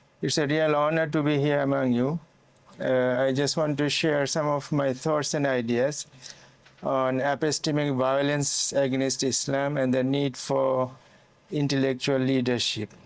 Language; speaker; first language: English; non-native, local second language; Bangla